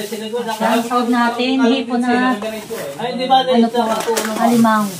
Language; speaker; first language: Filipino; native; Filipino